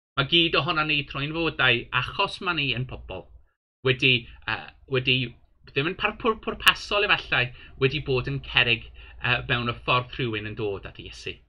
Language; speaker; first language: Welsh; non-native, local second language; English